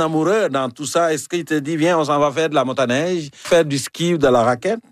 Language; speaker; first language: French; native; French